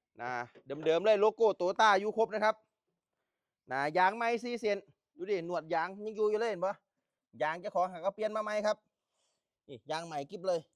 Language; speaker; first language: Thai; non-native, local second language; Northeastern Thai